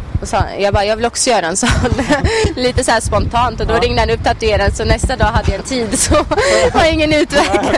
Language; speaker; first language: Swedish; early bilingual, other home language; Albanian